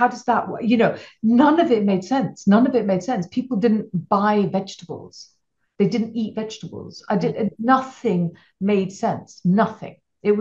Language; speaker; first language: English; non-native, local second language; Punjabi